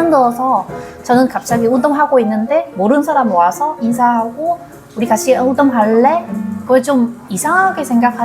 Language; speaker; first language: Korean; non-native, learner; Vietnamese